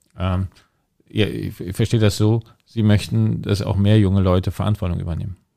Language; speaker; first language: German; native; German